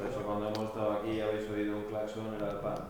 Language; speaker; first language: Spanish; native; Spanish